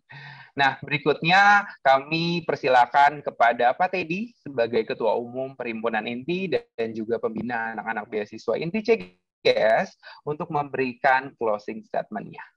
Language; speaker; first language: Indonesian; native; Indonesian